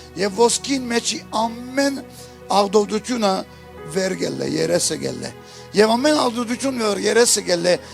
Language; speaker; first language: Armenian; early bilingual, heritage; Armenian